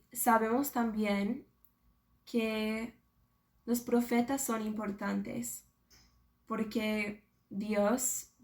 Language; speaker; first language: Spanish; non-native, fluent; English